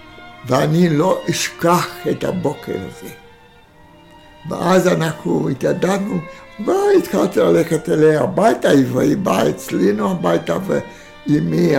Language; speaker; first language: Hebrew; non-native, fluent; Romanian